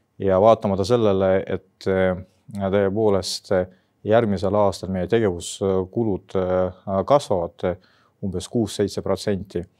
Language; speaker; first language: Estonian; non-native, local second language; Russian